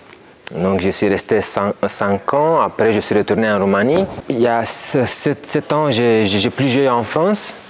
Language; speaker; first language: French; non-native, fluent; Romanian